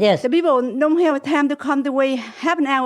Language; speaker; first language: English; non-native, learner; Vietnamese